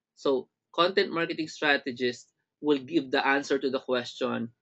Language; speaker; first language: English; non-native, local second language; Filipino